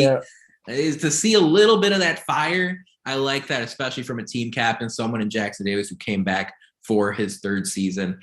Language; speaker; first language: English; native; English